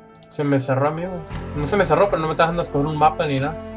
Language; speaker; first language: Spanish; early bilingual, heritage; Spanish